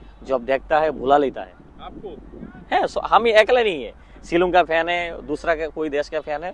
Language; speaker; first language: Hindi; non-native, learner; Bangla